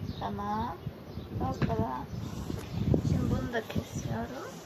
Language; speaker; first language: Turkish; early bilingual, heritage; Turkish